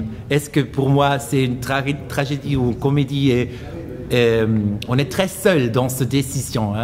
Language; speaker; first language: French; non-native, fluent; German